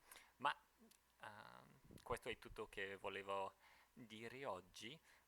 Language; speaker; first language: Italian; non-native, fluent; English